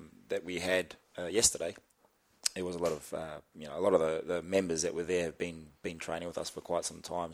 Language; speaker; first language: English; native; English